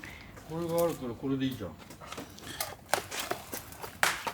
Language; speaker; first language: Japanese; native; Japanese